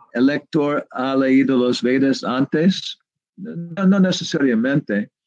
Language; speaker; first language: Spanish; non-native, learner; English